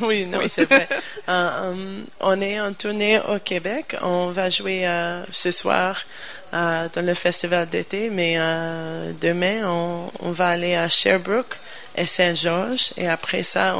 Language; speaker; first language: French; non-native, learner; English